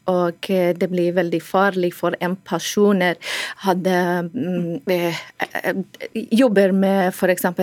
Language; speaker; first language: Norwegian; non-native, learner; Persian